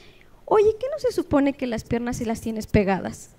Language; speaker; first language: Spanish; native; Spanish